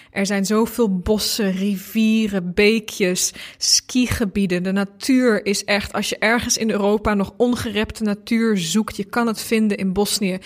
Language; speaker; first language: Dutch; early bilingual, other home language; Bosnian